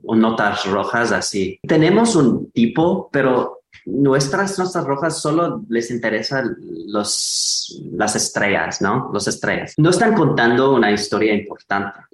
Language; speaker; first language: Spanish; non-native, fluent; English